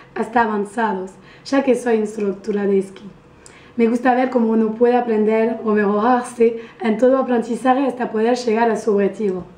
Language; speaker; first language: Spanish; non-native, fluent; French